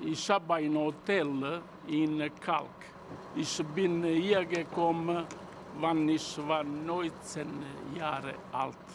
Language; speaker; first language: German; non-native, learner; Italian